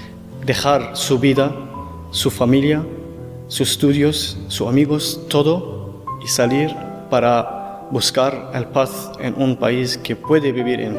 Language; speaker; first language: Spanish; non-native, learner; Kurdish